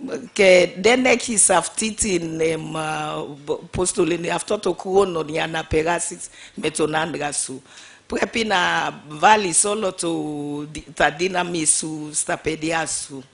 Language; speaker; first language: Greek; non-native, fluent; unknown